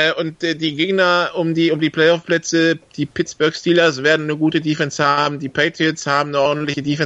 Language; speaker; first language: German; native; German